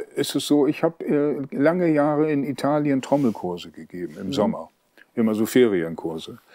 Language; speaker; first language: German; native; German